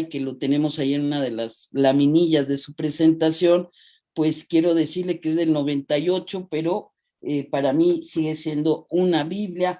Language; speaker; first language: Spanish; native; Spanish